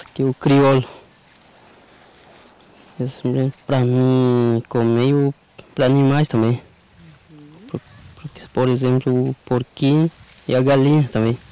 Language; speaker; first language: Portuguese; non-native, local second language; Guarani